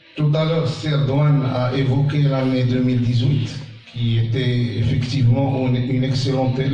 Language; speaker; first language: French; non-native, local second language; Arabic